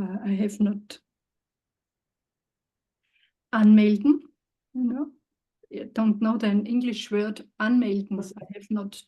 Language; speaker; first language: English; non-native, learner; German